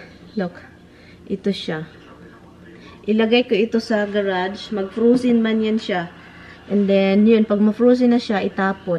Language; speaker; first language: Filipino; native; Filipino